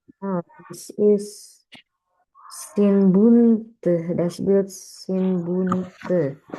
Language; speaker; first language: German; non-native, learner; Indonesian